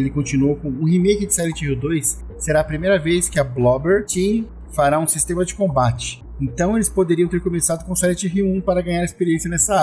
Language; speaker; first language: Portuguese; native; Portuguese